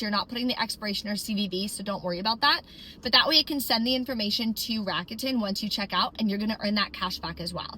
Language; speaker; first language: English; native; English